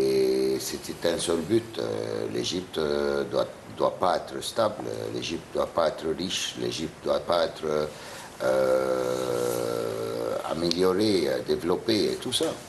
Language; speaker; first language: French; non-native, fluent; Arabic